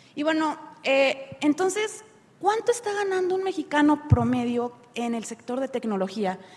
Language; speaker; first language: Spanish; native; Spanish